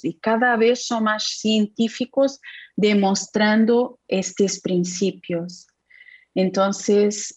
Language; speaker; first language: Spanish; non-native, fluent; Portuguese